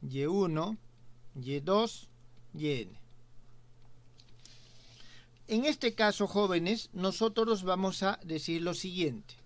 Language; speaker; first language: Spanish; native; Spanish